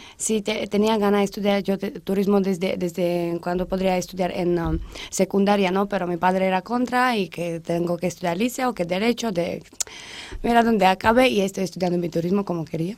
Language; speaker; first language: Spanish; non-native, fluent; Slovak